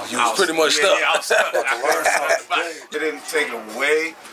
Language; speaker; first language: English; native; English